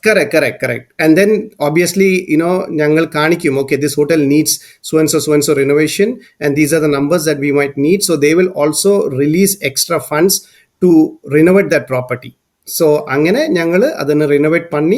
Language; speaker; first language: English; non-native, local second language; Malayalam